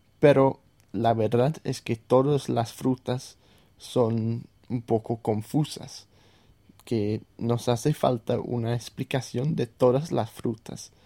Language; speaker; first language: Spanish; non-native, fluent; English